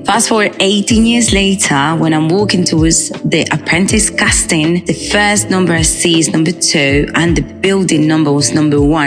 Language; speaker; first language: English; non-native, fluent; Spanish